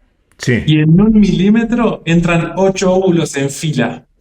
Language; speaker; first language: Spanish; native; Spanish